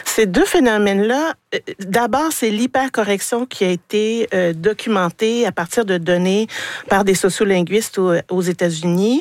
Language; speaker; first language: French; native; French